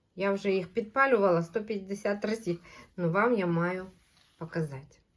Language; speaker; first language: Ukrainian; non-native, local second language; Russian